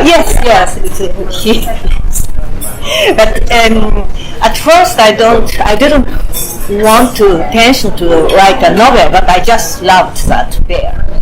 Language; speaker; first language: English; non-native, fluent; Japanese